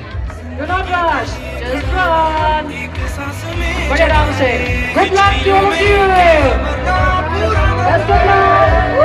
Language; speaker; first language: English; non-native, fluent; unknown